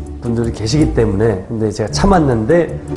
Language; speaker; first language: Korean; native; Korean